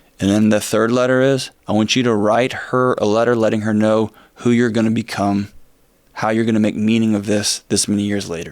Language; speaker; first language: English; native; English